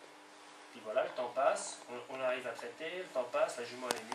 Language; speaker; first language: French; native; French